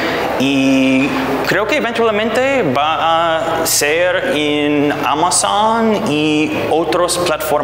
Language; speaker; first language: Spanish; non-native, learner; English